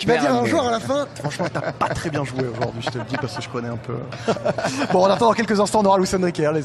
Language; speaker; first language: French; native; French